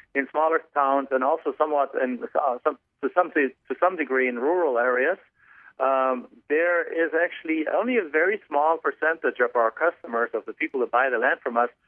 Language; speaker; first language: English; non-native, fluent; German